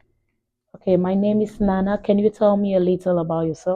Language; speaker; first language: English; non-native, fluent; Vietnamese